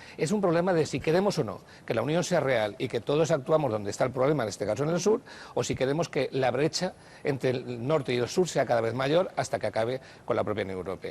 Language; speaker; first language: Spanish; native; Spanish